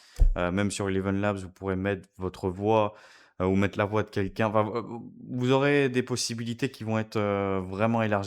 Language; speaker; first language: French; native; French